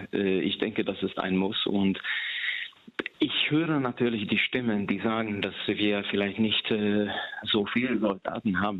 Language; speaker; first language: German; non-native, fluent; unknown